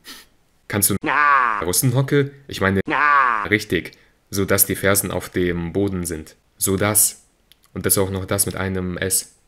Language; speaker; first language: German; native; German